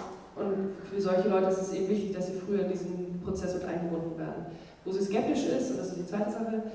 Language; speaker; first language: German; native; German